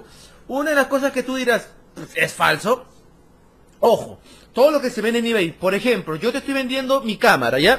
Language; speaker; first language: Spanish; native; Spanish